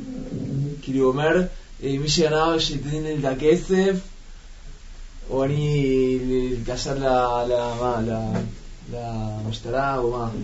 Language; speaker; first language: Hebrew; non-native, learner; Spanish